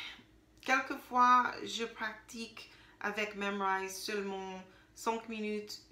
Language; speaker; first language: French; non-native, learner; English